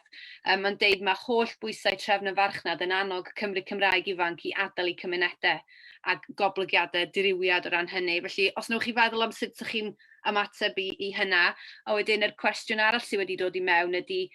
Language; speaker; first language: Welsh; native; Welsh